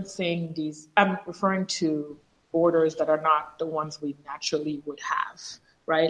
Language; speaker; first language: English; non-native, fluent; French